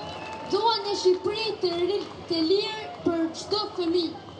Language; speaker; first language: Albanian; early bilingual, heritage; Albanian